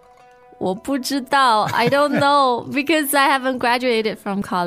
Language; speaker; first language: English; non-native, fluent; Chinese